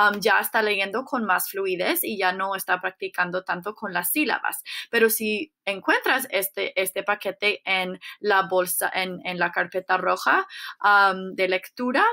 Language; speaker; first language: Spanish; non-native, fluent; English